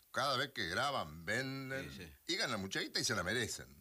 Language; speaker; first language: Spanish; native; Spanish